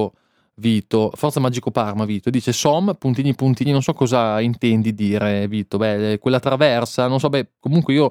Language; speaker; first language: Italian; native; Italian